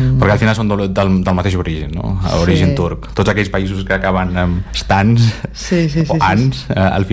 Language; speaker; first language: Catalan; non-native, fluent; Azerbaijani